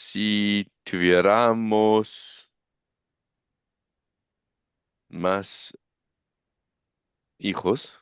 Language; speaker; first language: Spanish; non-native, learner; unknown